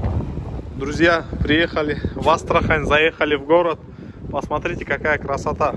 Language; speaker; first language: Russian; non-native, fluent; Turkish